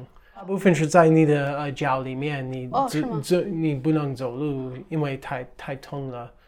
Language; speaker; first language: Chinese; non-native, fluent; English